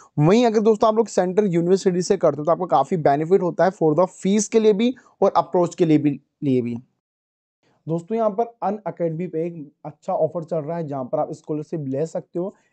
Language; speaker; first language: Hindi; native; Hindi